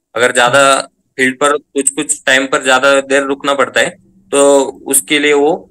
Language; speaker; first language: Hindi; non-native, local second language; Marathi